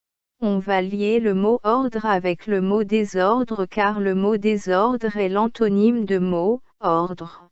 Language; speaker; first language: French; non-native, local second language; Arabic